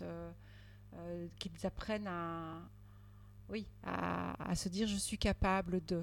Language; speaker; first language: French; native; French